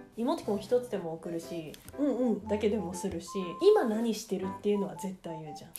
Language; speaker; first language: Japanese; native; Japanese